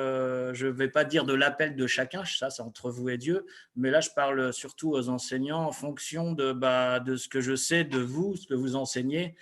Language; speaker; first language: French; native; French